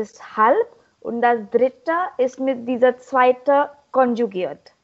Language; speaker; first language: German; non-native, learner; Marathi